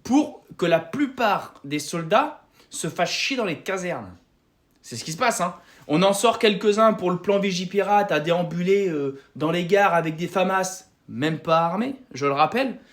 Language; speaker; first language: French; native; French